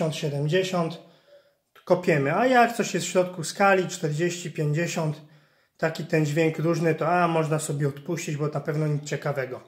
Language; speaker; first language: Polish; native; Polish